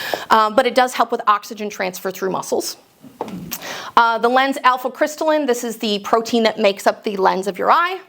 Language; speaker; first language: English; native; English